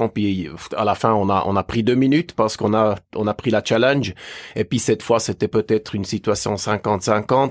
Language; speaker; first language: French; native; French